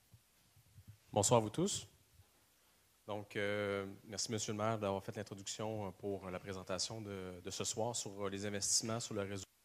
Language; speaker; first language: French; native; French